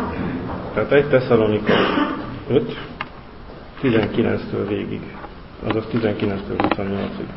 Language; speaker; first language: Hungarian; native; Hungarian